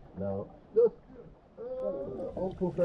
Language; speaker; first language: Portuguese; non-native, learner; English